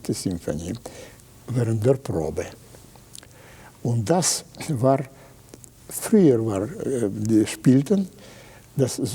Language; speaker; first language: German; non-native, fluent; Russian